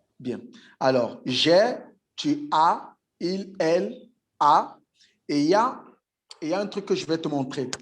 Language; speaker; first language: French; native; French